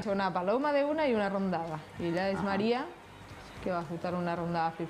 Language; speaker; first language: Spanish; native; Spanish